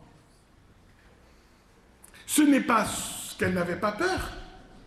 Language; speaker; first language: French; non-native, local second language; Arabic